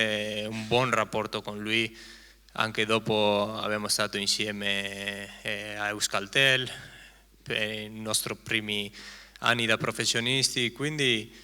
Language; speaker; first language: Italian; non-native, fluent; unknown